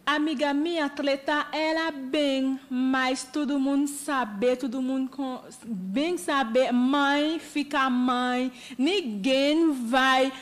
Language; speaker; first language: Portuguese; non-native, learner; Haitian Creole